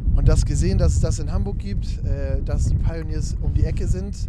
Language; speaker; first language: German; native; German